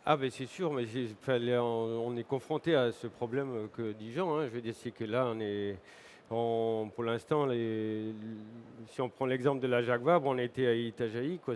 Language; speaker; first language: French; native; French